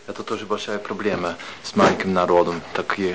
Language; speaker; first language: Russian; non-native, fluent; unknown